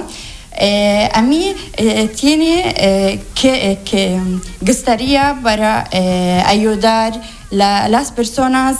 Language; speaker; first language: Spanish; non-native, learner; Arabic